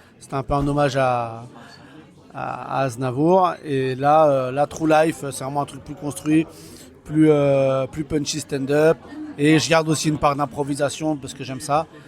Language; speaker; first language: French; early bilingual, other home language; Kabyle